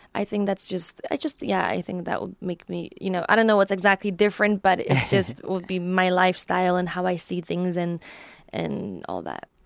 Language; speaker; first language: English; early bilingual, other home language; Polish